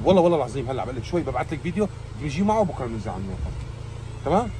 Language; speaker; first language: Arabic; native; Arabic